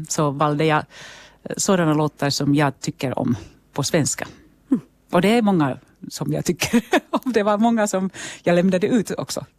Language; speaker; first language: Swedish; non-native, local second language; Finnish